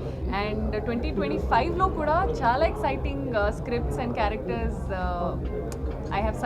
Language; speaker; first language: Telugu; non-native, learner; Haryanvi